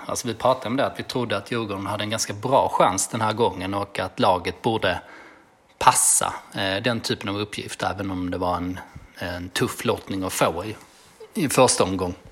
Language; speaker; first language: Swedish; native; Swedish